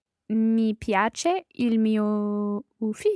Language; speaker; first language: Italian; non-native, learner; English